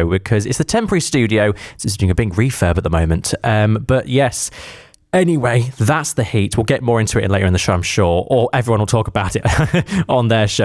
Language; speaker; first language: English; native; English